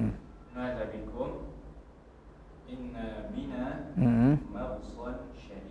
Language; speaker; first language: Arabic; non-native, learner; Indonesian